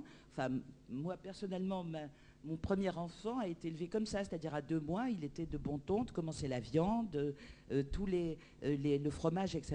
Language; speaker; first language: French; native; French